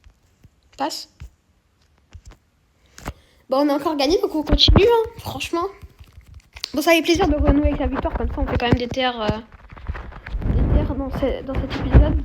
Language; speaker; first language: French; native; French